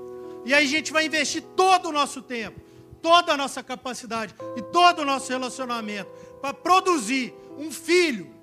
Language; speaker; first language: Portuguese; native; Portuguese